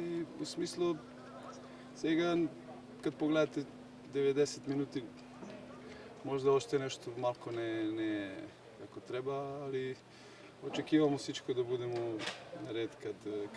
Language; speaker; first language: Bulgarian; non-native, learner; Serbian